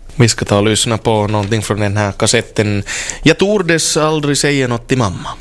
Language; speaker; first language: Swedish; native; Swedish